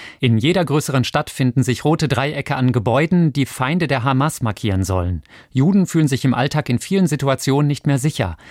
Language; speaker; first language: German; native; German